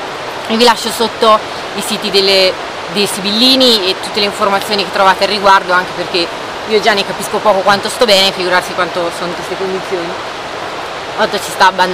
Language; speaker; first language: Italian; native; Italian